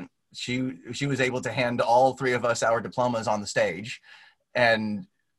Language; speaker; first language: English; native; English